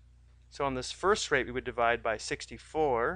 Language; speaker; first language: English; native; English